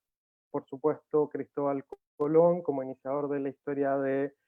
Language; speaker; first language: Spanish; native; Spanish